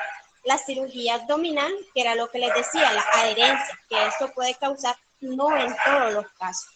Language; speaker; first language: Spanish; native; Spanish